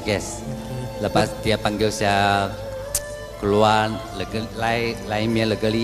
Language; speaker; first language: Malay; non-native, local second language; Chinese